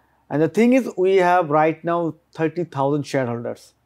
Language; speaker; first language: English; non-native, local second language; Bangla